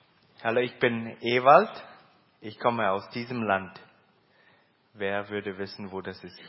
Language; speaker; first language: German; early bilingual, heritage; Plautdietsch